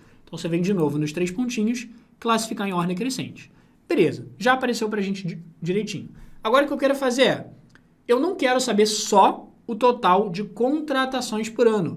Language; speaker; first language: Portuguese; native; Portuguese